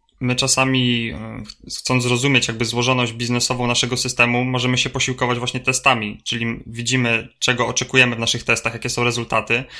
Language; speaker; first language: Polish; native; Polish